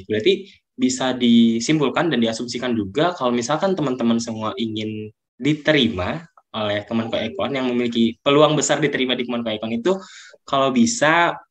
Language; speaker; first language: Indonesian; native; Indonesian